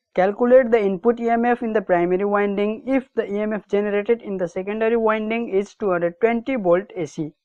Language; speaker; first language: English; non-native, local second language; Nepali